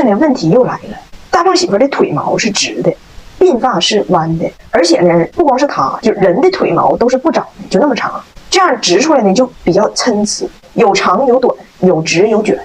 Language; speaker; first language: Chinese; native; Chinese